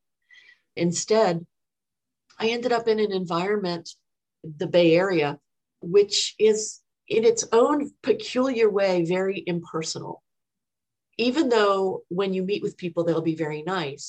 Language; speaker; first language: English; native; English